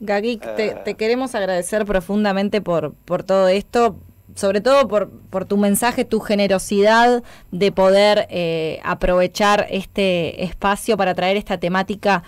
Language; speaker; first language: Spanish; native; Spanish